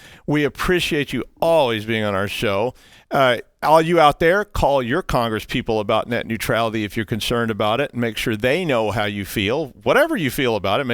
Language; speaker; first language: English; native; English